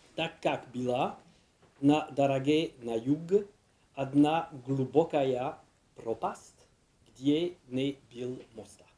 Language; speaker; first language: Russian; non-native, learner; French